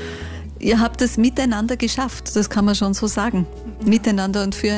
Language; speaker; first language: German; native; German